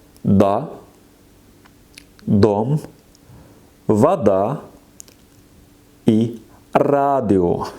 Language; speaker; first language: Russian; non-native, fluent; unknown